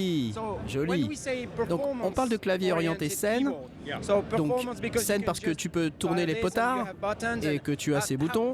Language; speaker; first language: French; native; French